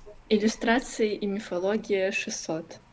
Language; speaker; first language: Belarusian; non-native, local second language; Russian